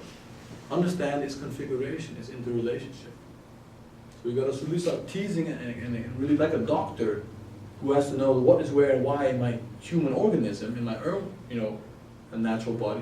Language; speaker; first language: English; non-native, fluent; Dutch